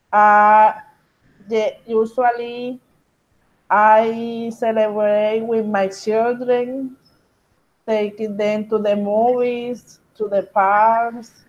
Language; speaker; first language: English; non-native, learner; Spanish